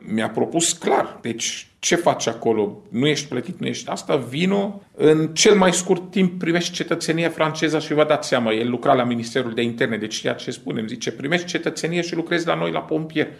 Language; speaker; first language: Romanian; non-native, fluent; Arabic